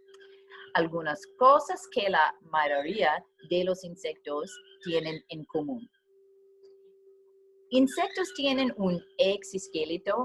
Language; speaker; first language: Spanish; non-native, learner; English